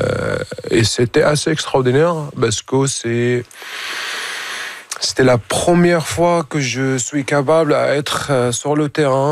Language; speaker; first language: French; non-native, fluent; Arabic